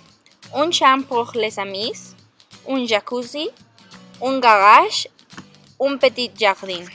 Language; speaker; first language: French; non-native, learner; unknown